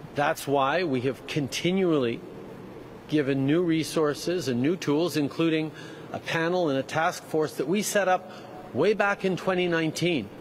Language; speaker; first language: English; native; English